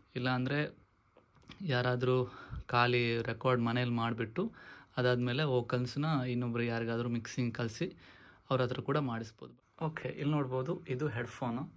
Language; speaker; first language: Kannada; non-native, local second language; Tulu